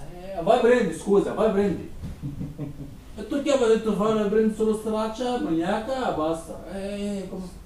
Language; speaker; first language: Italian; non-native, learner; Arabic